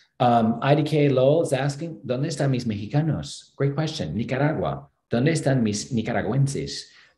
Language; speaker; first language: Spanish; non-native, fluent; English